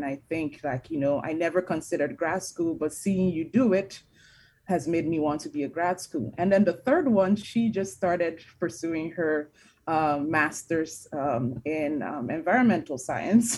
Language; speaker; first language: English; non-native, local second language; Igbo